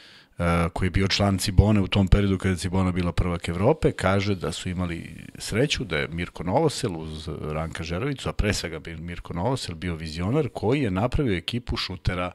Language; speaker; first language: Serbian; native; Serbian